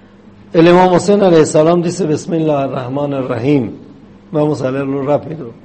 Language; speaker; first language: Spanish; non-native, fluent; Persian